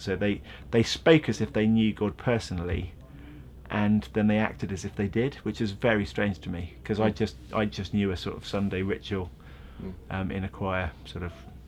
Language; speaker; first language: English; native; English